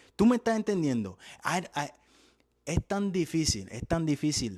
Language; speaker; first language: Spanish; early bilingual, other home language; English